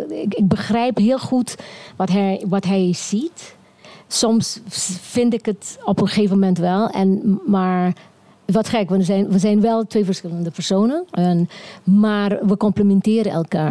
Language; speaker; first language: Dutch; non-native, local second language; Papiamento